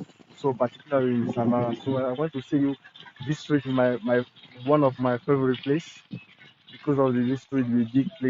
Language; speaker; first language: English; non-native, learner; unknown